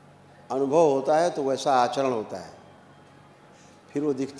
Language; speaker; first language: Hindi; native; Hindi